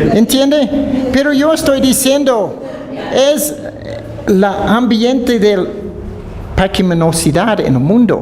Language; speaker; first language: Spanish; non-native, fluent; Dutch